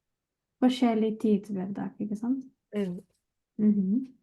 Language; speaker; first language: Norwegian; non-native, learner; Lithuanian